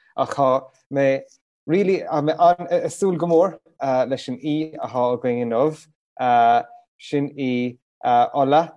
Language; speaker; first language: Irish; non-native, local second language; English